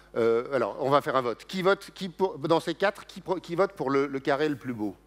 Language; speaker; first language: French; native; French